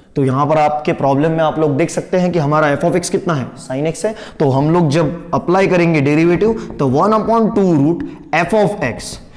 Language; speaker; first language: Hindi; non-native, local second language; Marathi